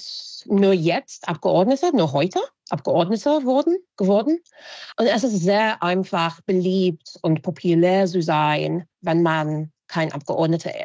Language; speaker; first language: German; non-native, fluent; English